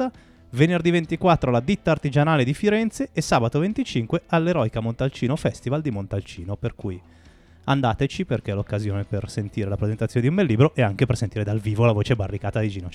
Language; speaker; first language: Italian; native; Italian